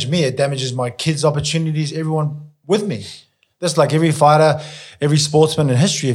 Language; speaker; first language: English; native; English